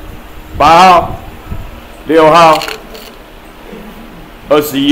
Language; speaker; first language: Chinese; native; Chinese